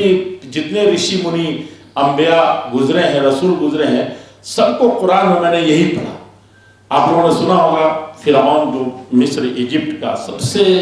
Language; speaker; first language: Urdu; native; Urdu